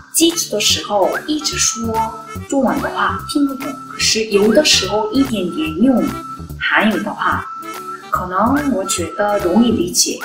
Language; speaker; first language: Chinese; non-native, learner; Korean